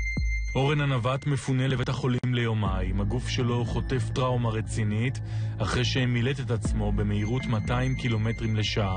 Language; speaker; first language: Hebrew; native; Hebrew